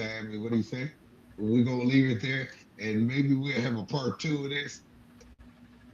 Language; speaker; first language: English; native; English